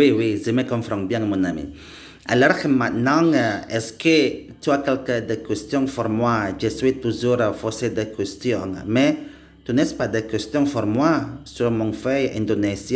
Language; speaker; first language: French; non-native, learner; Indonesian